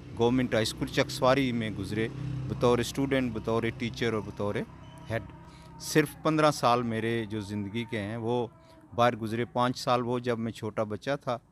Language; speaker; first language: Urdu; non-native, local second language; Pahari-Potwari